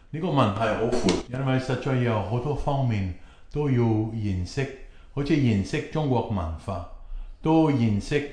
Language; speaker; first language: Chinese; non-native, fluent; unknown